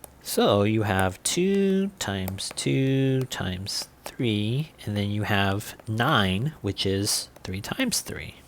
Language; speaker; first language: English; native; English